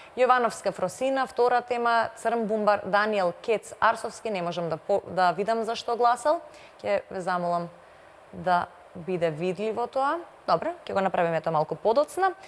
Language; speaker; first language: Macedonian; native; Macedonian